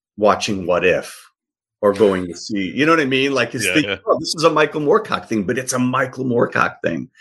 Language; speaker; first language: English; native; English